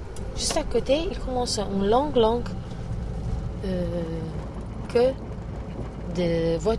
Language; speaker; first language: French; non-native, fluent; Italian